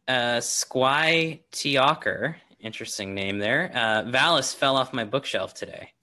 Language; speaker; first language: English; native; English